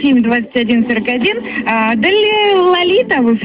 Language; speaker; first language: Russian; native; Russian